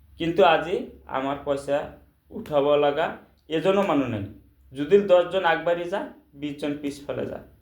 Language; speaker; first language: Assamese; non-native, local second language; Bangla